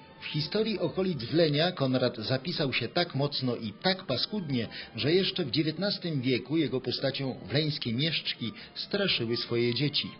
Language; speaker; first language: Polish; native; Polish